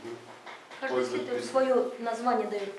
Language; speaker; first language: Russian; native; Russian